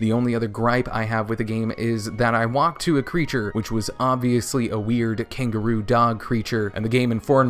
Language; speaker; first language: English; native; English